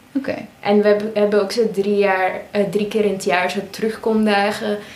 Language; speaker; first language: Dutch; native; Dutch